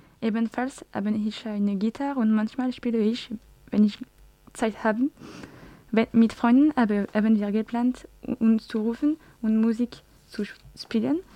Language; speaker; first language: German; non-native, learner; French